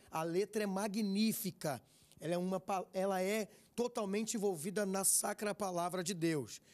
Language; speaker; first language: Portuguese; native; Portuguese